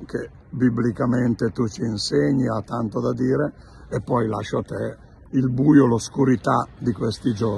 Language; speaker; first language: Italian; native; Italian